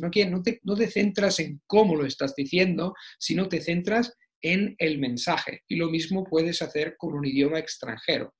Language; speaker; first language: Spanish; non-native, fluent; Italian